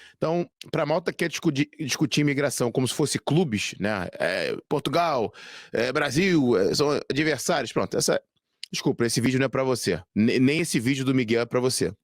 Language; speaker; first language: Portuguese; native; Portuguese